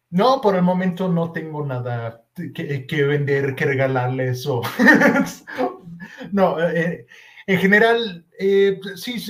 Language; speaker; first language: Spanish; native; Spanish